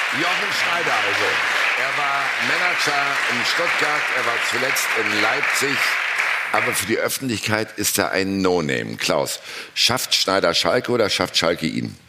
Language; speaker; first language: German; native; German